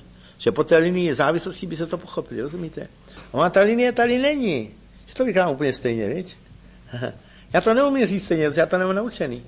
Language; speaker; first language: Czech; native; Czech